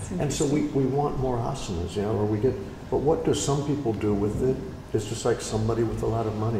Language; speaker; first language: English; native; English